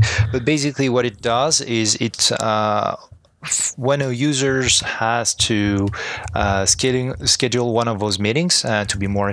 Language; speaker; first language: English; non-native, fluent; French